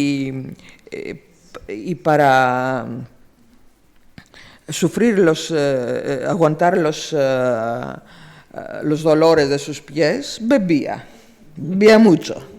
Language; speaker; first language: Spanish; non-native, fluent; Greek